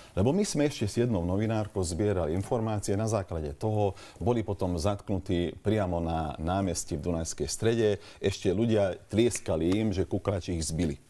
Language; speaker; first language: Slovak; non-native, local second language; Hungarian